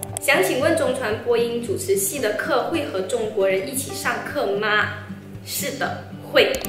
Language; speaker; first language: Chinese; native; Chinese